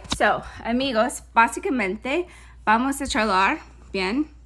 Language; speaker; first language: Spanish; non-native, fluent; English